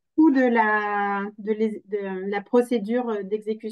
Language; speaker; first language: French; native; French